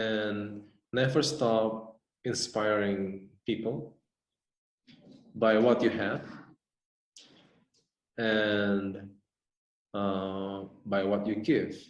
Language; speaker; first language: English; non-native, fluent; Indonesian